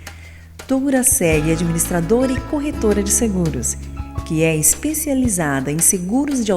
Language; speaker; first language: Portuguese; native; Portuguese